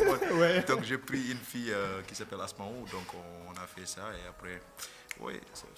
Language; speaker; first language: French; non-native, fluent; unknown